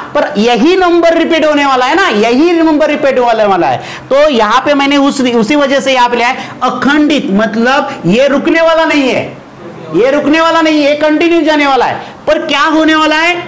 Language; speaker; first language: Hindi; non-native, local second language; Marathi